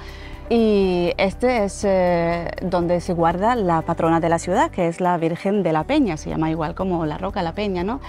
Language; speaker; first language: Spanish; native; Spanish